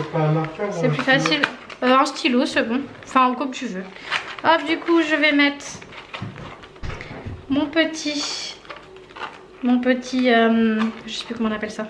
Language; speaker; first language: French; native; French